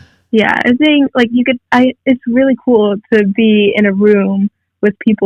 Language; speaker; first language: English; native; English